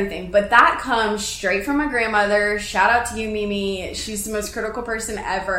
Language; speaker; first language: English; native; English